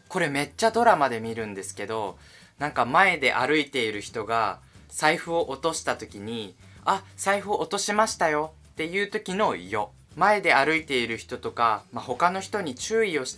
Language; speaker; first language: Japanese; native; Japanese